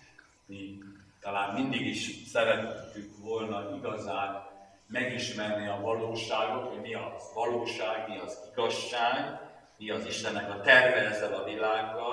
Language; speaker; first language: Hungarian; native; Hungarian